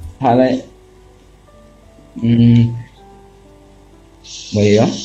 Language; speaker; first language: Korean; non-native, learner; Chinese